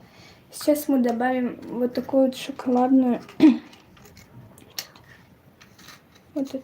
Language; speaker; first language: Russian; non-native, local second language; Tajik